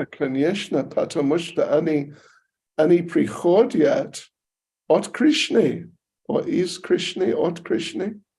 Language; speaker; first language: Russian; non-native, learner; English